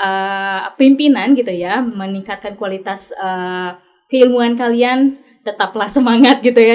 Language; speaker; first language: Indonesian; native; Indonesian